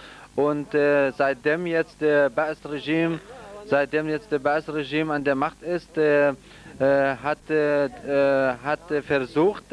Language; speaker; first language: German; non-native, fluent; Central Kurdish